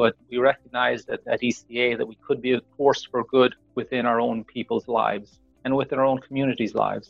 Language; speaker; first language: English; native; English